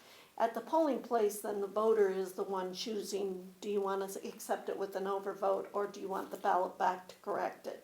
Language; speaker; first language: English; native; English